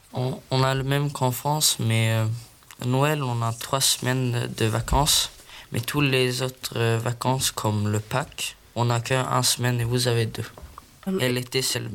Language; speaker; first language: French; non-native, learner; Swedish